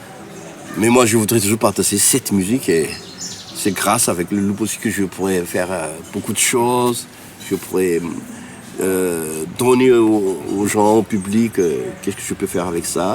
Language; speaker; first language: French; non-native, local second language; Malagasy